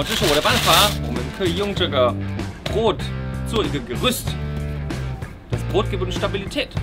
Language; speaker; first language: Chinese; non-native, fluent; German